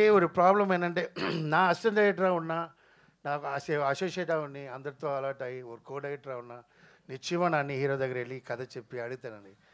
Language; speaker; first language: Telugu; non-native, local second language; Tamil